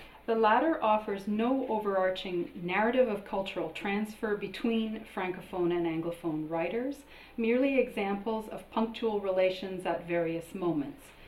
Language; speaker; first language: English; native; English